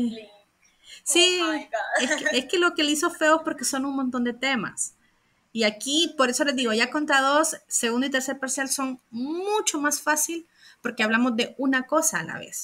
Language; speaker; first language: Spanish; native; Spanish